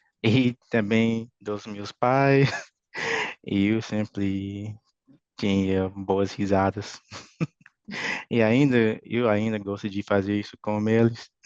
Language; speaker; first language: Portuguese; non-native, fluent; English